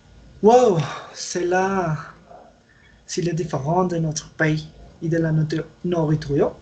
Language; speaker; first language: French; non-native, learner; Spanish